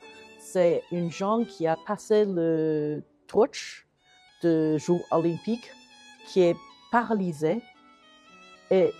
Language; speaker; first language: French; non-native, learner; Chinese